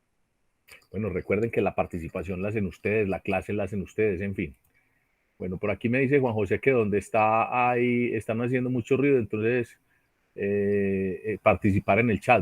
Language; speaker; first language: Spanish; native; Spanish